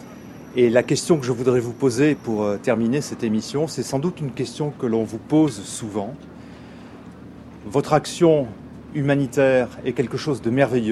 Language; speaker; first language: French; native; French